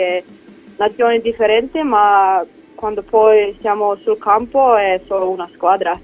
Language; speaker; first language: Italian; non-native, learner; Slovenian